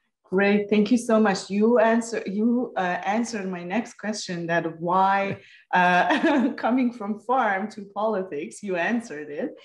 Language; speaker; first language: English; non-native, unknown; Persian